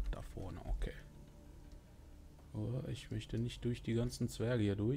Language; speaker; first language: German; native; German